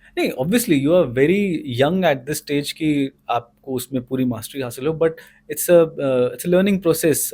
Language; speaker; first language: Hindi; native; Hindi